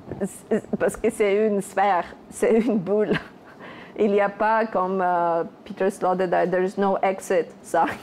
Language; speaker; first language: French; non-native, fluent; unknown